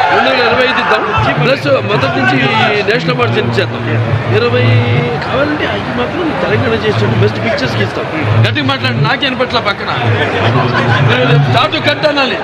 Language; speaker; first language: Telugu; native; Telugu